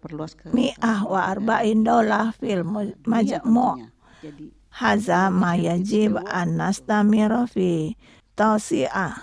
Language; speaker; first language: Arabic; non-native, fluent; Indonesian